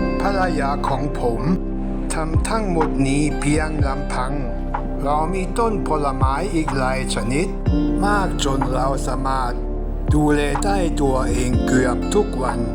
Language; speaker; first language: Thai; non-native, fluent; German